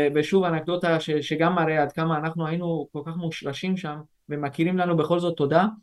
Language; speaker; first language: Hebrew; early bilingual, other home language; Persian